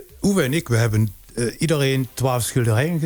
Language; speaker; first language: Dutch; non-native, fluent; German